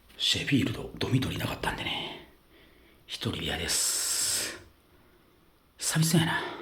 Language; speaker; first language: Japanese; native; Japanese